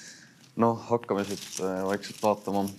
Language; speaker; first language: Estonian; native; Estonian